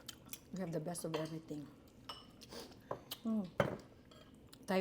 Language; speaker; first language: English; non-native, local second language; Filipino